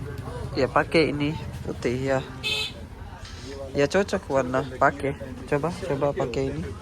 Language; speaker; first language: Indonesian; non-native, learner; Urdu